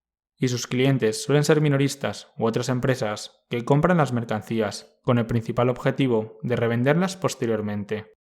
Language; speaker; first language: Spanish; native; Spanish